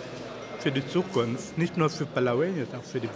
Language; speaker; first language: German; non-native, fluent; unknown